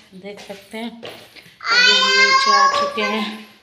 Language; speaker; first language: Hindi; native; Hindi